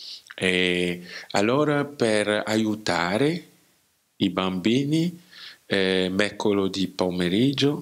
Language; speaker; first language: Italian; non-native, learner; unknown